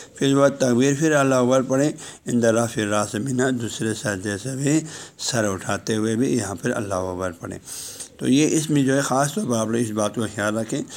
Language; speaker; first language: Urdu; non-native, local second language; Balti